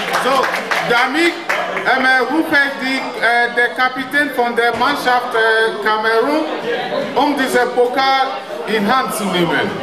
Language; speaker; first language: German; non-native, learner; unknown